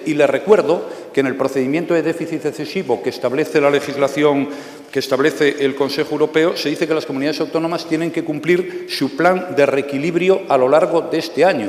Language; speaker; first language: Spanish; native; Spanish